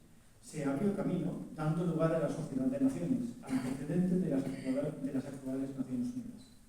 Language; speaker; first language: Spanish; native; Spanish